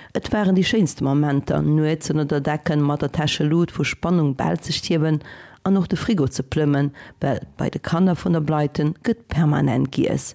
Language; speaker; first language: Luxembourgish; early bilingual, other home language; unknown